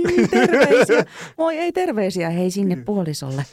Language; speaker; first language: Finnish; native; Finnish